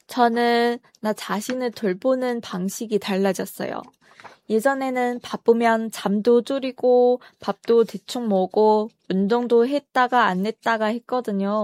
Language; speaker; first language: Korean; non-native, fluent; Chinese